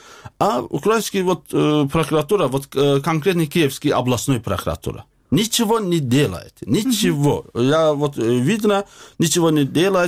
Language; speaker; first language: Russian; non-native, learner; Azerbaijani